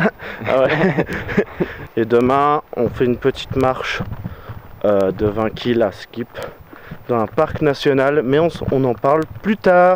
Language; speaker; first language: French; native; French